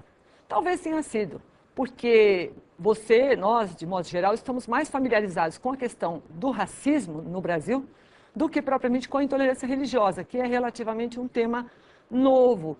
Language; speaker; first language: Portuguese; native; Portuguese